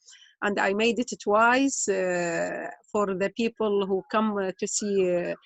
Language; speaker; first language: English; non-native, learner; Arabic